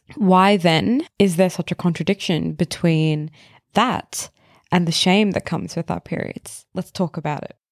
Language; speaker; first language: English; early bilingual, other home language; Hindi